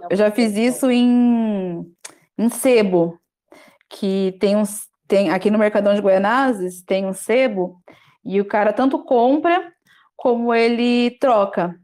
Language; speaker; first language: Portuguese; native; Portuguese